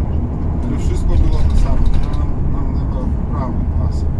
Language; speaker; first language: Polish; non-native, learner; Russian